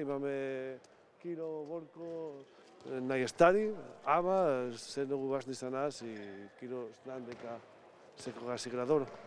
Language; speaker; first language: Macedonian; non-native, learner; Spanish